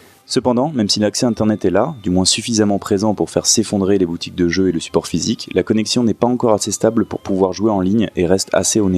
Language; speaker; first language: French; native; French